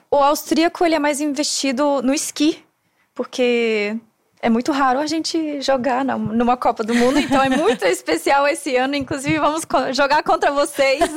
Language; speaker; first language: Portuguese; non-native, fluent; German